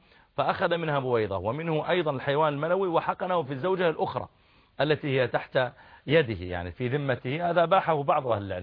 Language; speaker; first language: Arabic; native; Arabic